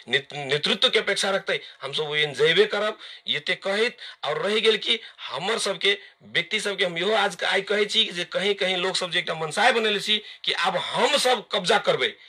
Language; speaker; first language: Maithili; native; Maithili